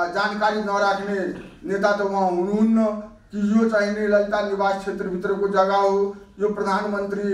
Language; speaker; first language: Nepali; non-native, local second language; Maithili